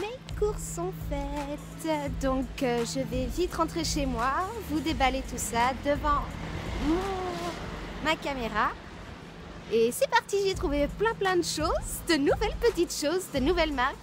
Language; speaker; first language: French; native; French